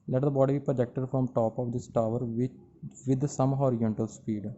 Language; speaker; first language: English; non-native, local second language; Punjabi